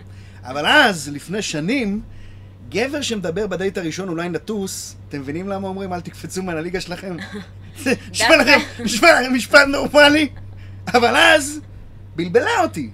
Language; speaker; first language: Hebrew; native; Hebrew